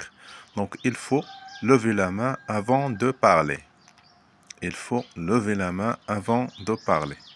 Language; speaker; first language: French; non-native, fluent; Arabic